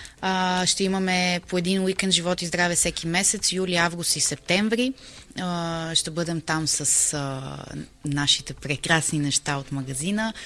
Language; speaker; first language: Bulgarian; early bilingual, heritage; Bulgarian